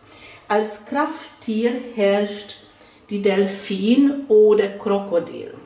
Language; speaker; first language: German; non-native, fluent; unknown